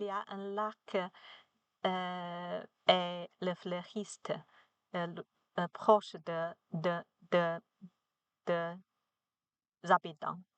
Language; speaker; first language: French; non-native, learner; Chinese